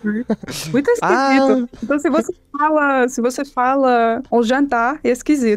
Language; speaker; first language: Portuguese; non-native, fluent; English